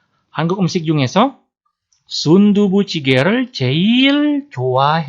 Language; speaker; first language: Korean; non-native, fluent; Indonesian